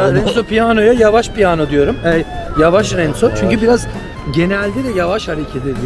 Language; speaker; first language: Turkish; early bilingual, heritage; Turkish